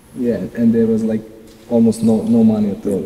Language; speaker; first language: English; non-native, learner; Serbian